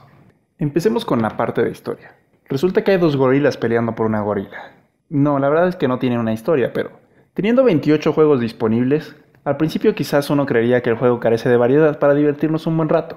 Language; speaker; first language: Spanish; native; Spanish